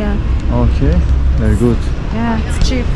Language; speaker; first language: English; non-native, learner; Persian